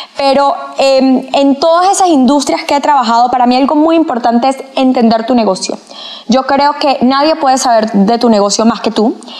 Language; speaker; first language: Spanish; native; Spanish